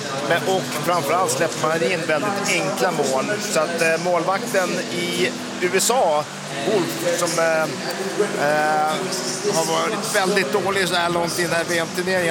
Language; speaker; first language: Swedish; native; Swedish